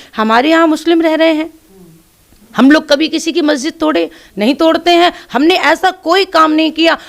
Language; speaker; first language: Hindi; native; Hindi